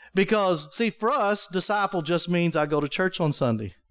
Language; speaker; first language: English; native; English